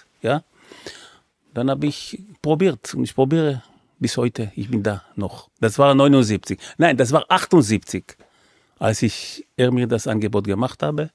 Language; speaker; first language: German; non-native, fluent; Hebrew